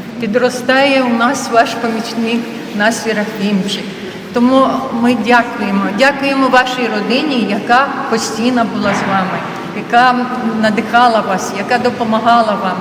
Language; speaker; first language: Ukrainian; non-native, local second language; Russian